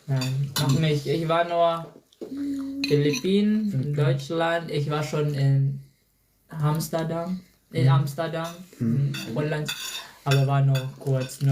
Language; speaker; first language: German; non-native, learner; Cebuano